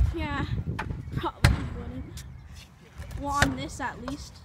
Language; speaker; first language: English; native; English